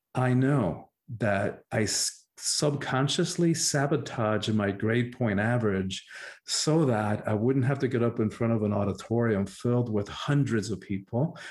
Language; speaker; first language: English; early bilingual, other home language; Spanish